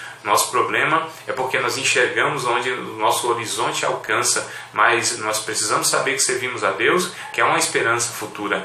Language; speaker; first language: Portuguese; native; Portuguese